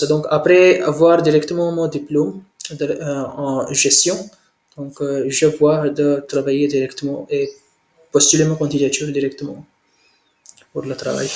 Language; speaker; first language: French; non-native, learner; Hindi